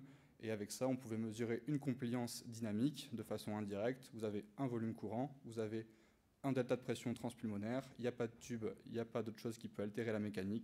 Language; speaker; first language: French; native; French